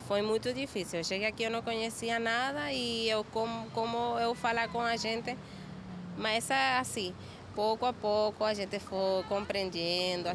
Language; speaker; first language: Portuguese; non-native, learner; Spanish